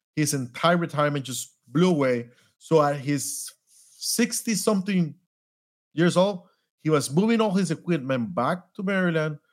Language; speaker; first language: English; non-native, fluent; Spanish